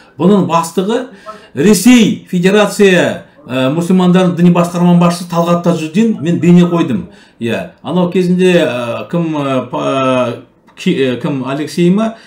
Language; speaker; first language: Kazakh; native; Kazakh